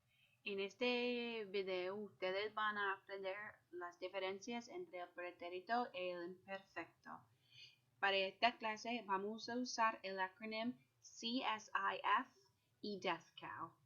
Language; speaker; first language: Spanish; non-native, fluent; English